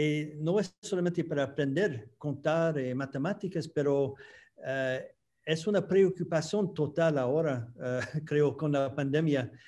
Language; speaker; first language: Spanish; non-native, fluent; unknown